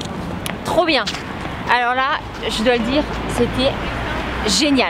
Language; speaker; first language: French; native; French